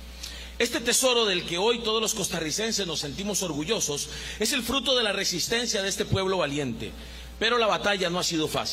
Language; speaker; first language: Spanish; native; Spanish